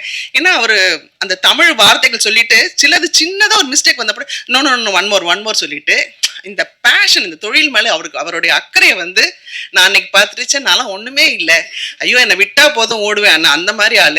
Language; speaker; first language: Tamil; native; Tamil